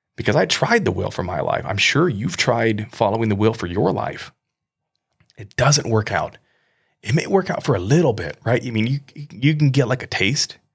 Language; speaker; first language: English; native; English